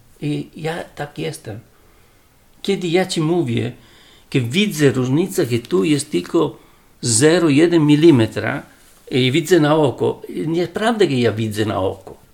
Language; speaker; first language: Polish; non-native, learner; Italian